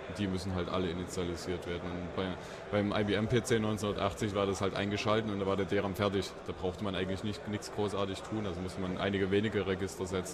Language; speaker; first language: German; native; German